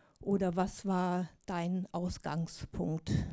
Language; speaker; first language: German; native; German